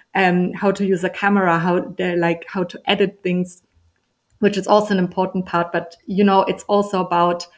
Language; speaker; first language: English; non-native, fluent; German